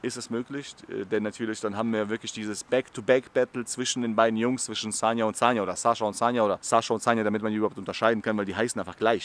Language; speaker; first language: German; native; German